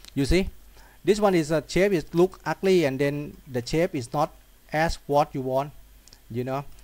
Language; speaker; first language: English; non-native, learner; Thai